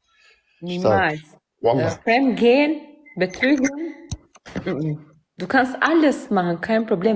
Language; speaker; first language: German; non-native, learner; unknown